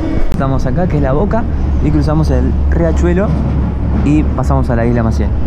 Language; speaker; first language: Spanish; native; Spanish